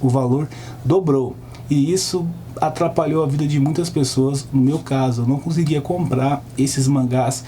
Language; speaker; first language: Portuguese; native; Portuguese